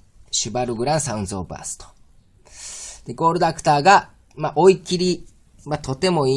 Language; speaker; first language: Japanese; native; Japanese